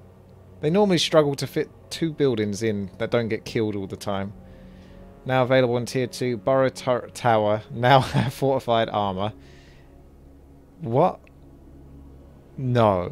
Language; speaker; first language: English; native; English